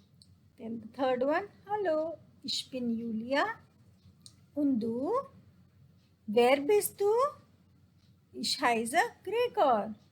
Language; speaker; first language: German; non-native, fluent; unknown